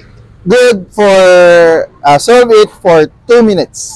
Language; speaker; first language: English; non-native, local second language; Cebuano